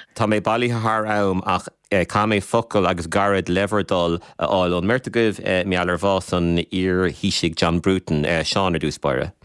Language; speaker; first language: Irish; native; Irish